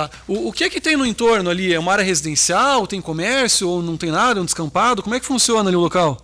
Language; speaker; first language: Portuguese; native; Portuguese